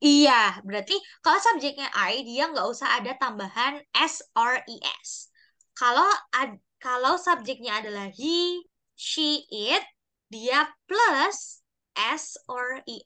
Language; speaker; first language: Indonesian; native; Indonesian